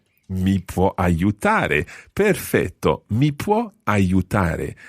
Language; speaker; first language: Italian; non-native, fluent; English